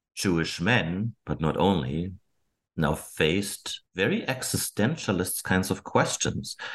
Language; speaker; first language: English; non-native, fluent; German